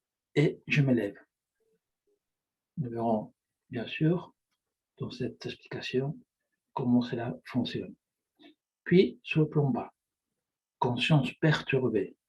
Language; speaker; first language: French; non-native, fluent; Spanish